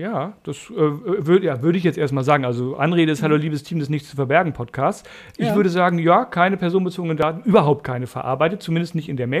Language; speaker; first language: German; native; German